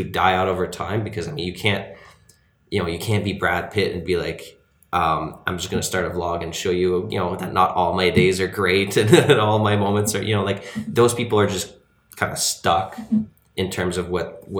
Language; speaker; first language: English; early bilingual, other home language; French